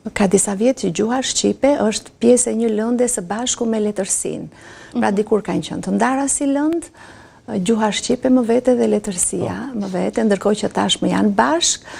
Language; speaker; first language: Albanian; native; Albanian